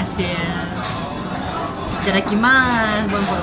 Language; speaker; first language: Spanish; non-native, fluent; Japanese